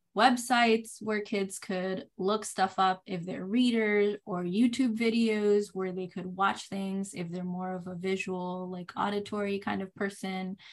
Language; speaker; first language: English; non-native, fluent; Spanish